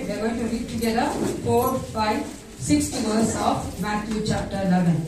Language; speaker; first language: English; non-native, local second language; Kannada